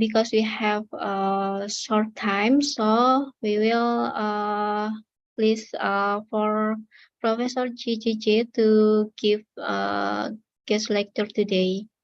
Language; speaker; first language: English; non-native, learner; Indonesian